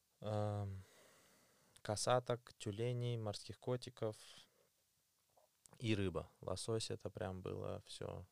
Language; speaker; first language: Russian; native; Russian